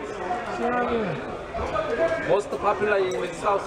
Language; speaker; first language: English; non-native, learner; Korean